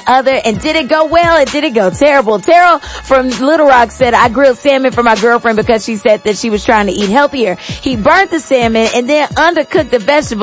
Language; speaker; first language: English; native; English